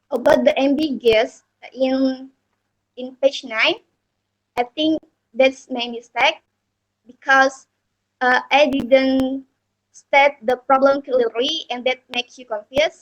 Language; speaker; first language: English; non-native, learner; Indonesian